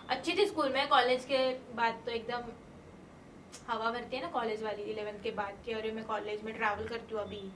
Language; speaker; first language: Hindi; non-native, local second language; Marathi